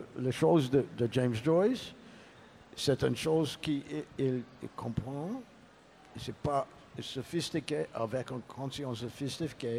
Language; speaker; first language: French; non-native, learner; English